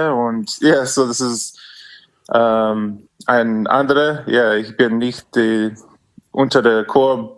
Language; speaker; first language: German; non-native, learner; English